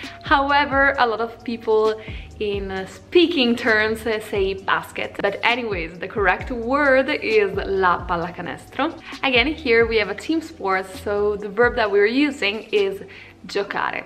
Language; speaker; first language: English; non-native, fluent; Italian